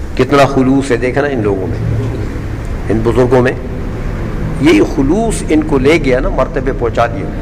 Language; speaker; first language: Urdu; non-native, local second language; Pashto